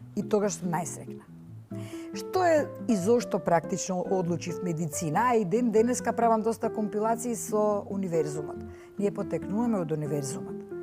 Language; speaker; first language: Macedonian; native; Macedonian